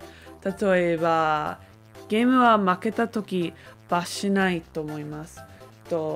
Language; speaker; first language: Japanese; non-native, learner; English